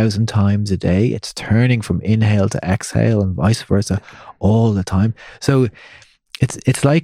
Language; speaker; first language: English; native; English